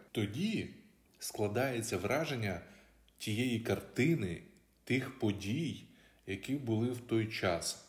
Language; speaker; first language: Ukrainian; native; Ukrainian